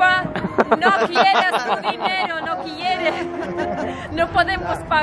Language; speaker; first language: Spanish; non-native, learner; Tatar